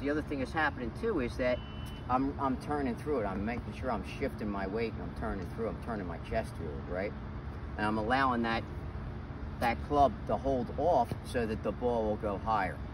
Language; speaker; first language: English; native; English